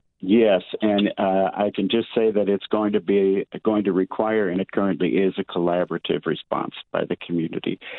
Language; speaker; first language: English; native; English